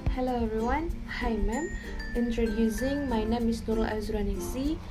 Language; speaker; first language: English; non-native, learner; Indonesian